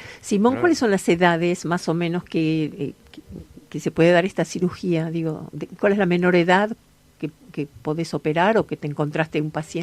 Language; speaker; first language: Spanish; native; Spanish